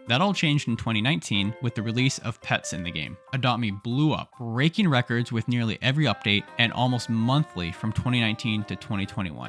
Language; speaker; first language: English; native; English